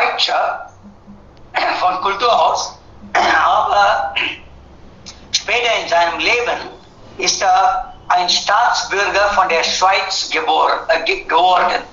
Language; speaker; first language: German; non-native, fluent; Tamil